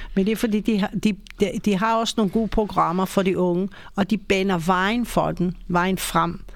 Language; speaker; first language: Danish; non-native, fluent; Hebrew